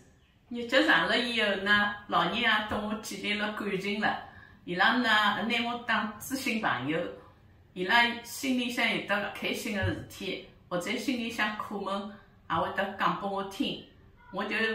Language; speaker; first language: Chinese; non-native, local second language; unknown